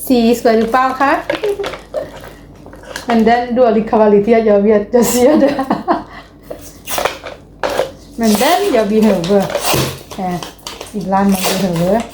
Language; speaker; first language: Swedish; non-native, learner; Thai